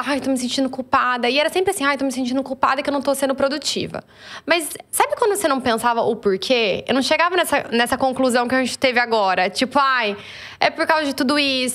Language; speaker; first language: Portuguese; native; Portuguese